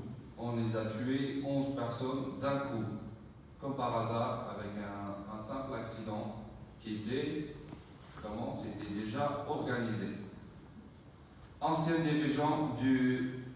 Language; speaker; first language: French; non-native, fluent; Uyghur